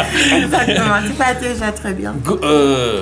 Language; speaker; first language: French; non-native, fluent; German